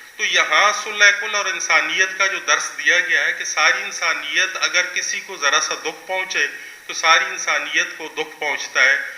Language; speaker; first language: Urdu; native; Urdu